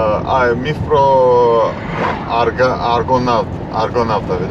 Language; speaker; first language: Russian; non-native, local second language; Georgian